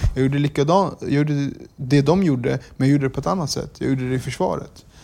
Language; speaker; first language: Swedish; early bilingual, other home language; Kurdish